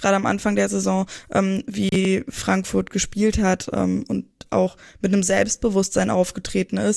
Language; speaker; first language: German; native; German